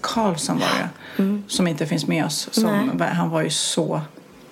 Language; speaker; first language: Swedish; native; Swedish